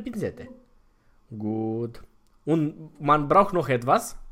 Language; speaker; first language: German; non-native, fluent; Romanian